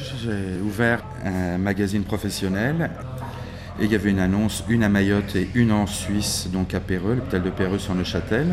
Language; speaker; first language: French; native; French